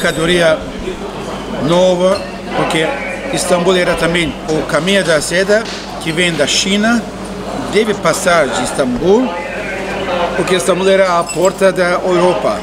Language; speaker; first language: Portuguese; non-native, learner; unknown